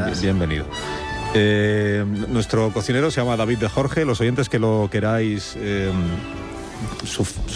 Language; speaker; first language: Spanish; native; Spanish